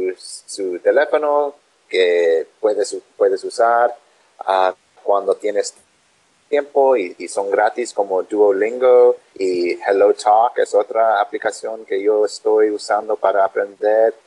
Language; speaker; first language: Spanish; non-native, learner; English